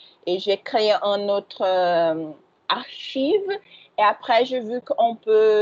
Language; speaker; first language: French; non-native, fluent; Portuguese